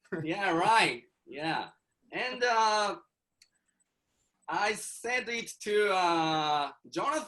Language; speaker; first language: English; non-native, learner; Japanese